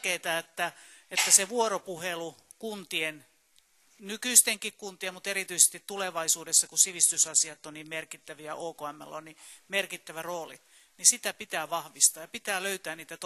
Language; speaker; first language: Finnish; native; Finnish